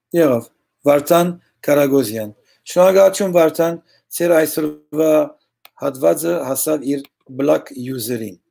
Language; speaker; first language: Armenian; early bilingual, heritage; Armenian